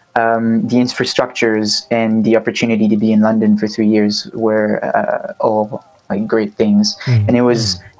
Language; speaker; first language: English; non-native, fluent; French